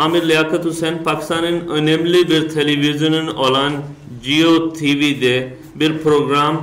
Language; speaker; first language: Turkish; non-native, learner; Urdu